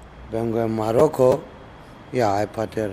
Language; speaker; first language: Spanish; non-native, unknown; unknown